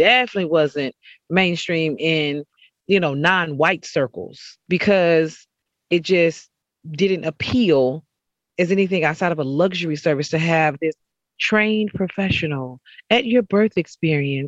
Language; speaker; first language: English; native; English